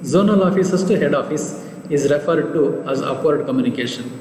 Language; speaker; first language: English; non-native, local second language; Kannada